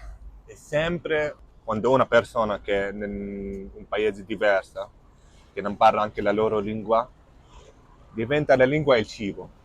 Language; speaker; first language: Italian; non-native, fluent; Arabic